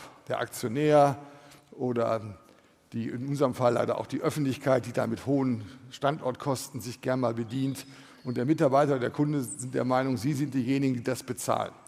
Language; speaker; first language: German; native; German